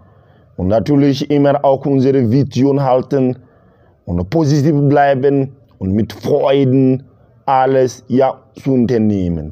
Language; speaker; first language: German; non-native, learner; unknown